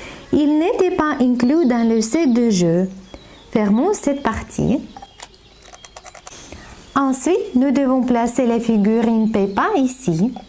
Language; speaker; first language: French; non-native, learner; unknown